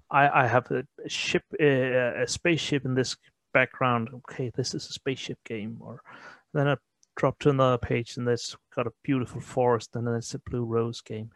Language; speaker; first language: English; non-native, fluent; Danish